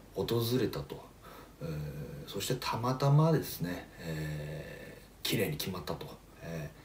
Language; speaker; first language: Japanese; native; Japanese